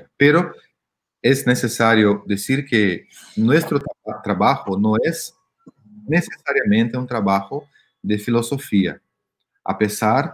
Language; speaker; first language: Spanish; non-native, fluent; Portuguese